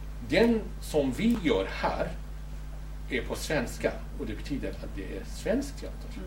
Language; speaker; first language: Swedish; non-native, fluent; Kurdish